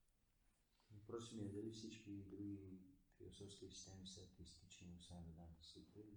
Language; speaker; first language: Bulgarian; native; Bulgarian